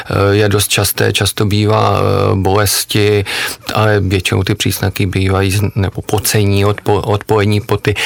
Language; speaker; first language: Czech; native; Czech